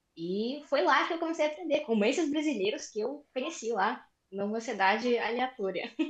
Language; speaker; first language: Portuguese; non-native, fluent; Russian